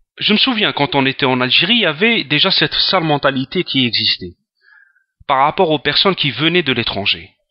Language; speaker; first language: French; non-native, local second language; Arabic